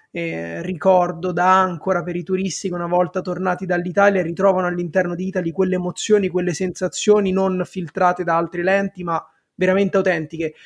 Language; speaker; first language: Italian; native; Italian